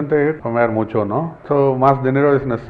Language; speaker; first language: Spanish; non-native, learner; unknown